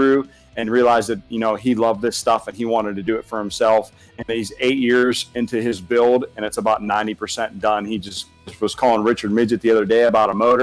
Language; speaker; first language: English; native; English